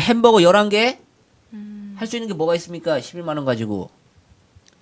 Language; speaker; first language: Korean; native; Korean